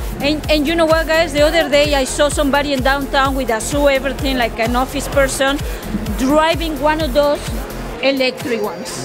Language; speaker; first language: English; non-native, fluent; Spanish